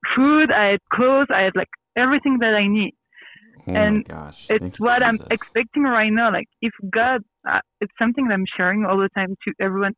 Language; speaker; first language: English; non-native, learner; French